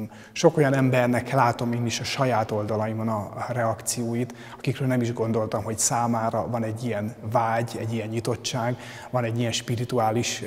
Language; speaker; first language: Hungarian; native; Hungarian